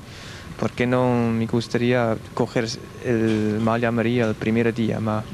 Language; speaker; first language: Spanish; non-native, learner; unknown